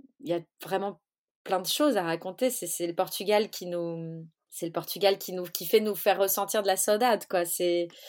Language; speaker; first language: French; early bilingual, other home language; Portuguese